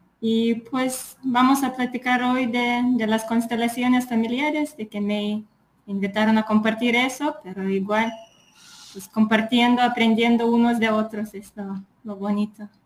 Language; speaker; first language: Spanish; non-native, fluent; Lithuanian